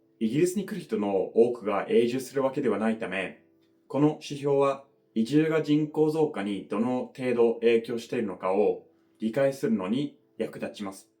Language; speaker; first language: Japanese; non-native, fluent; English